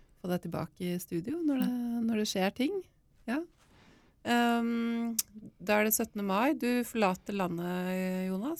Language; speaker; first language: Norwegian; native; Norwegian